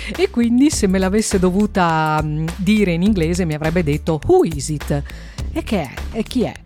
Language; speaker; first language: Italian; native; Italian